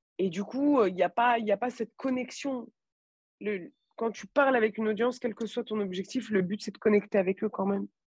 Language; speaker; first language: French; native; French